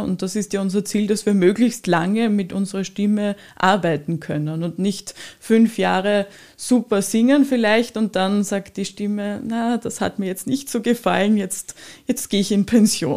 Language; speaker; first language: German; native; German